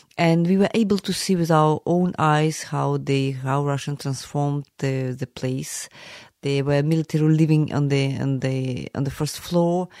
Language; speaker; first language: English; non-native, fluent; Ukrainian